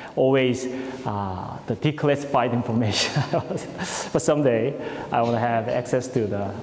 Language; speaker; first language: English; non-native, fluent; Korean